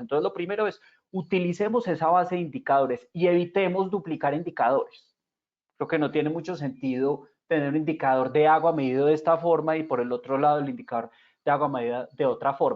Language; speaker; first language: Spanish; native; Spanish